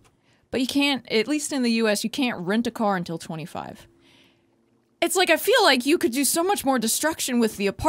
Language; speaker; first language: English; native; English